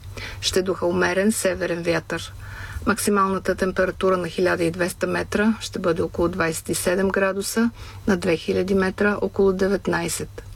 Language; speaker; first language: Bulgarian; native; Bulgarian